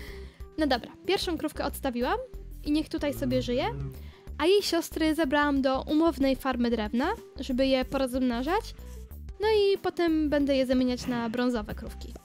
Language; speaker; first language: Polish; native; Polish